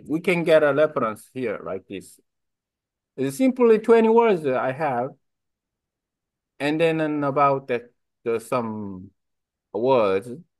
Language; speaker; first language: English; non-native, learner; Vietnamese